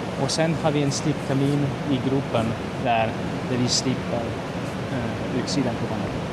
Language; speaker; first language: Swedish; non-native, fluent; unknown